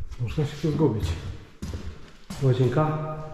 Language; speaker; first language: Polish; native; Polish